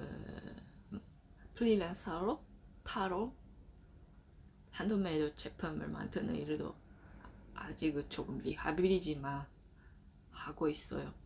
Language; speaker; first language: Korean; non-native, learner; Japanese